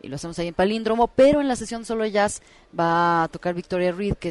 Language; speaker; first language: Spanish; native; Spanish